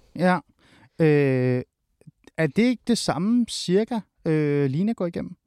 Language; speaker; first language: Danish; early bilingual, other home language; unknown